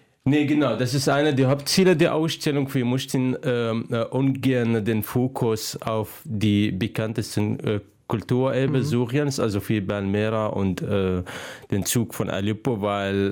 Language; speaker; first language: German; non-native, fluent; Arabic